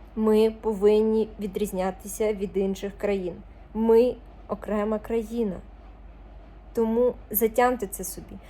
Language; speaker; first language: Ukrainian; non-native, local second language; Russian